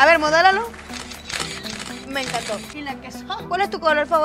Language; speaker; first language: Spanish; native; Spanish